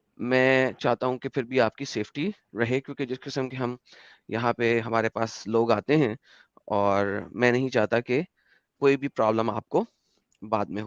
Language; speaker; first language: Hindi; native; Hindi